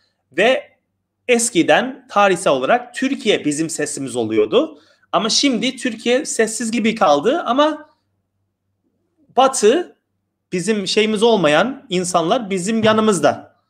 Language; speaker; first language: Turkish; non-native, fluent; Uyghur